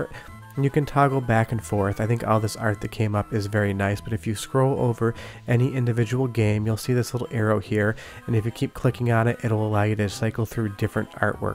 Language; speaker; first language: English; native; English